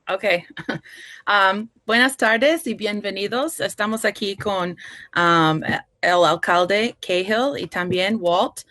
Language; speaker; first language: Spanish; non-native, fluent; English